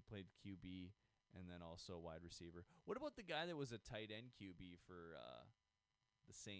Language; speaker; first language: English; native; English